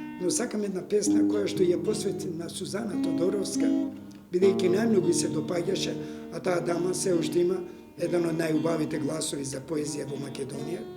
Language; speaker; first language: Macedonian; non-native, local second language; Serbian